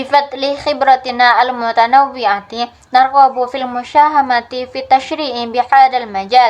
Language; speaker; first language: Arabic; non-native, fluent; Indonesian